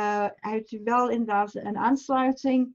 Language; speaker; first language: Dutch; non-native, fluent; English